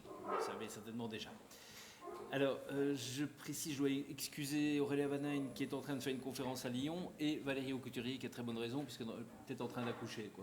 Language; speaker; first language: French; native; French